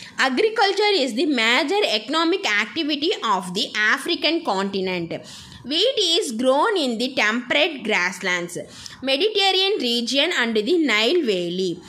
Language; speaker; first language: English; non-native, local second language; Tamil